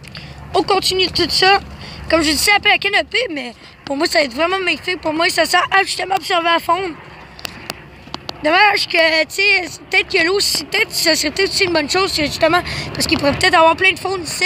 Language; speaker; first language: French; native; French